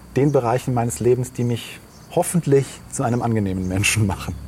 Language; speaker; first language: German; early bilingual, other home language; Slovenian